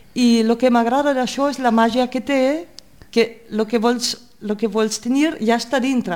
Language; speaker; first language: Catalan; non-native, fluent; German